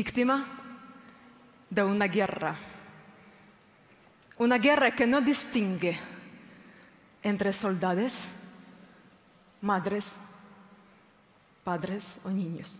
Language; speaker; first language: Spanish; non-native, fluent; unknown